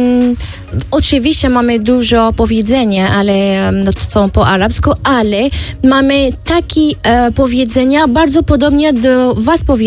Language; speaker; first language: Polish; non-native, learner; Arabic